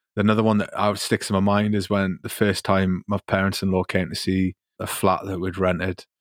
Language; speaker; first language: English; native; English